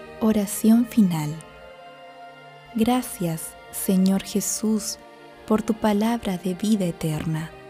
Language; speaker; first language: Spanish; native; Spanish